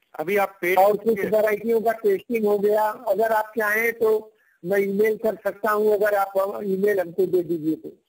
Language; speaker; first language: Hindi; native; Hindi